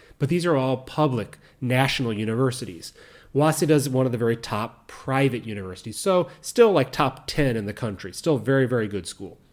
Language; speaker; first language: English; native; English